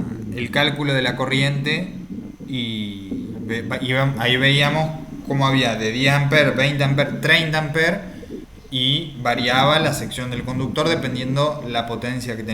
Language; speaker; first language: Spanish; native; Spanish